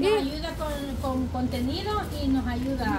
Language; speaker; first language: Spanish; native; Spanish